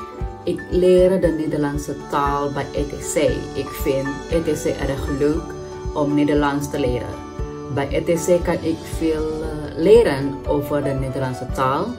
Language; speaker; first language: Dutch; non-native, fluent; Indonesian